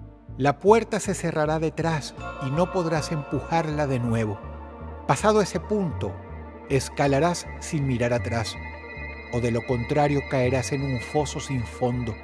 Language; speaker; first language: Spanish; native; Spanish